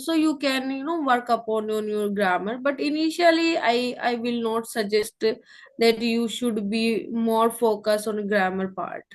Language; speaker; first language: English; non-native, local second language; Hindi